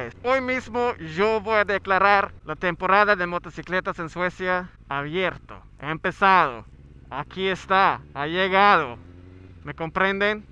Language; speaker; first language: Spanish; non-native, fluent; Swedish